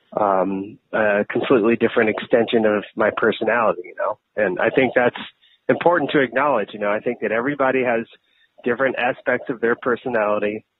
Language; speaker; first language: English; native; English